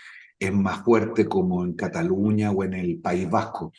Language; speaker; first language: Spanish; native; Spanish